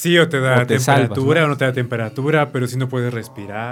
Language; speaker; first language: Spanish; native; Spanish